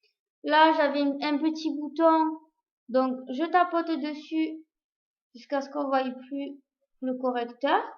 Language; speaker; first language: French; native; French